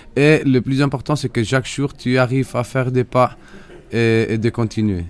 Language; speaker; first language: French; non-native, fluent; Spanish